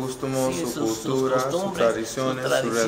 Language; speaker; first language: Spanish; non-native, learner; English